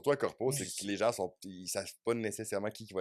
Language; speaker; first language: French; native; French